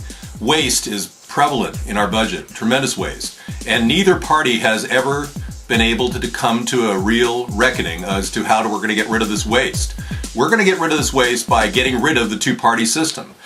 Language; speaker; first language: English; native; English